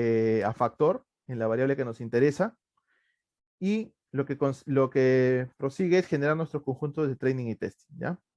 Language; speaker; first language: Spanish; native; Spanish